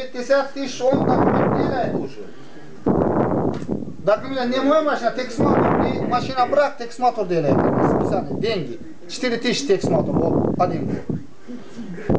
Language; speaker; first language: Russian; non-native, learner; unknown